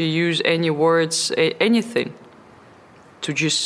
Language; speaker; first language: English; non-native, fluent; Russian